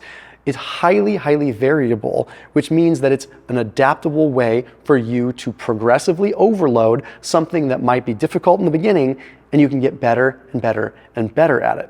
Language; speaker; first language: English; native; English